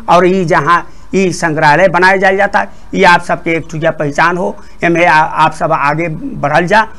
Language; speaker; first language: Bhojpuri; non-native, local second language; Rana Tharu